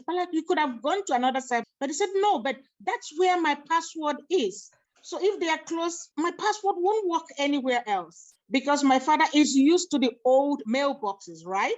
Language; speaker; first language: English; non-native, local second language; Igbo